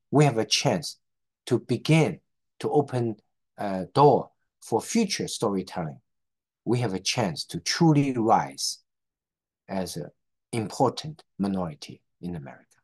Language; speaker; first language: English; non-native, fluent; Chinese